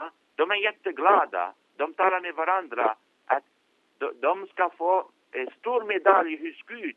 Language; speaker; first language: Swedish; non-native, fluent; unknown